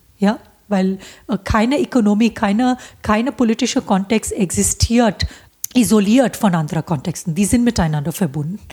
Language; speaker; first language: German; non-native, fluent; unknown